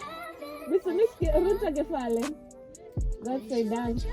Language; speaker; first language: German; non-native, learner; Swahili